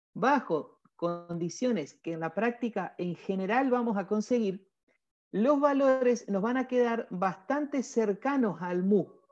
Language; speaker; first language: Spanish; native; Spanish